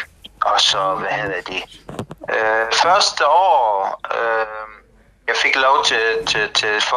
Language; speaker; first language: Danish; non-native, learner; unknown